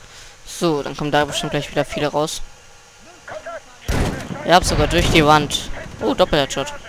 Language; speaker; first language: German; native; German